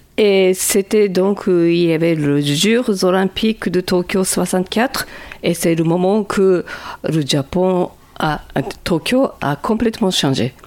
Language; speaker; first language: French; non-native, fluent; Japanese